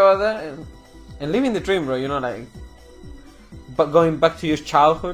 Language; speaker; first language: English; non-native, fluent; Spanish